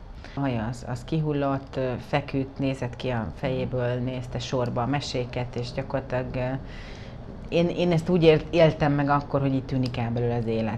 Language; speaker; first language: Hungarian; native; Hungarian